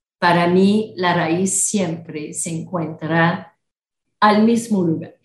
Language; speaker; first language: Spanish; non-native, fluent; French